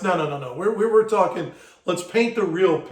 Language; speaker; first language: English; native; English